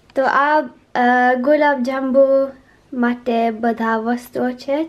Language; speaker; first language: Gujarati; early bilingual, heritage; Gujarati